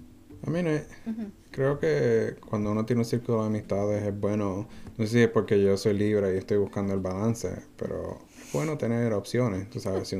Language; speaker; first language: Spanish; native; Spanish